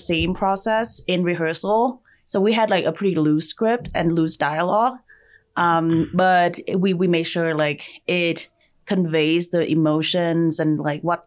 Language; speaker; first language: English; non-native, fluent; Chinese